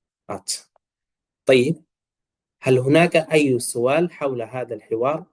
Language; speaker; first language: Arabic; non-native, fluent; Bangla